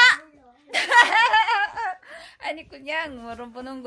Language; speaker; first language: Korean; non-native, fluent; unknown